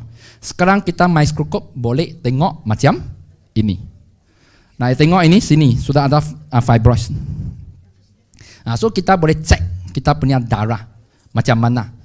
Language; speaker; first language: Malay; non-native, local second language; Chinese